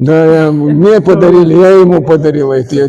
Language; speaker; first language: Russian; non-native, local second language; Chechen